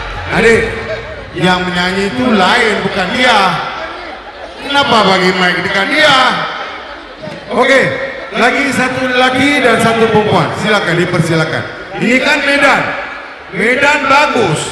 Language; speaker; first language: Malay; non-native, local second language; Tamil